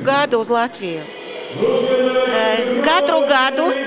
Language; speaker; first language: Latvian; non-native, local second language; Russian